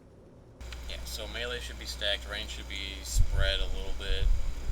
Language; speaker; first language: English; native; English